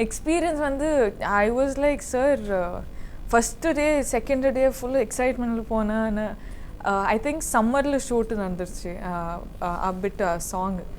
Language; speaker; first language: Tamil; non-native, learner; Kodava